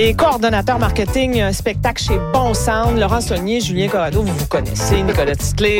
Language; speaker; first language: French; native; French